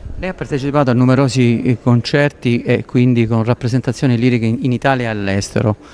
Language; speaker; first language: Italian; native; Italian